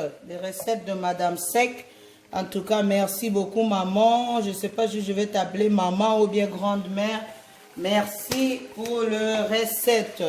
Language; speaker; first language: French; non-native, local second language; Lingala